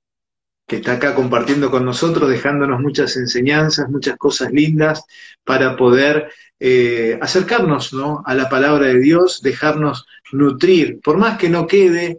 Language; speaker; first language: Spanish; native; Spanish